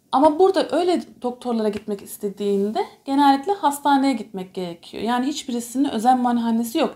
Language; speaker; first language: Turkish; early bilingual, heritage; Turkish